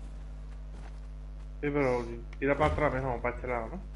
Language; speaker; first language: Spanish; native; Spanish